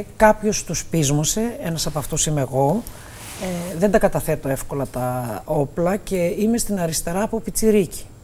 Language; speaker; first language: Greek; native; Greek